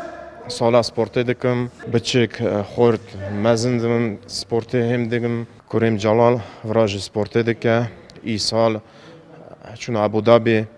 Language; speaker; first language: Kurdish; early bilingual, heritage; Kurdish